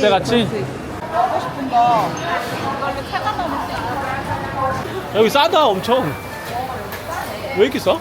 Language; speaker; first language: Korean; native; Korean